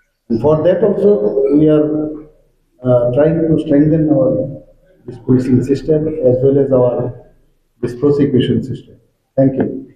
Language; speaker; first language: English; non-native, local second language; Bangla